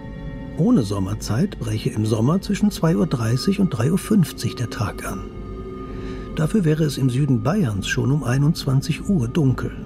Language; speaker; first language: German; native; German